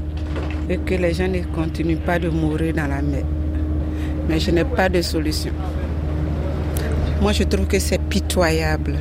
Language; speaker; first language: French; non-native, fluent; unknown